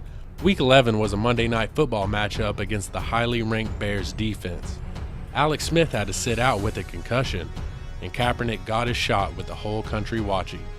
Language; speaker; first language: English; native; English